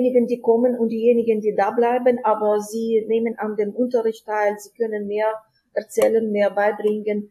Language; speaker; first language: German; non-native, fluent; Ukrainian